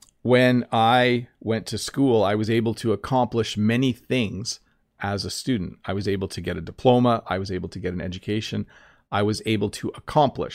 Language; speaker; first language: English; native; English